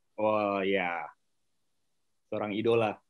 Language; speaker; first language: Indonesian; native; Indonesian